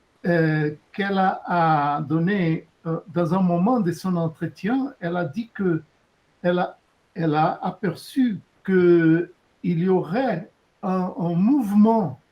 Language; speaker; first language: French; non-native, fluent; Portuguese